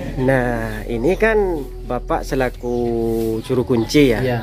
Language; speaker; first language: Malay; non-native, local second language; Javanese